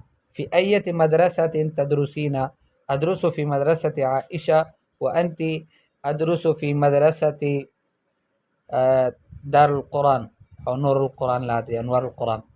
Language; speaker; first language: Arabic; non-native, fluent; Urdu